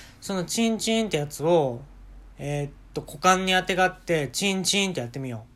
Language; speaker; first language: Japanese; native; Japanese